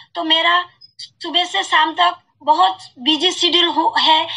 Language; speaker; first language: Hindi; non-native, local second language; Assamese